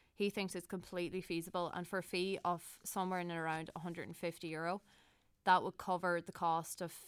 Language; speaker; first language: English; native; English